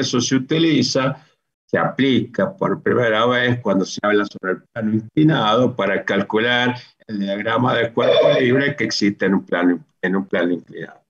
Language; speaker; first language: Spanish; native; Spanish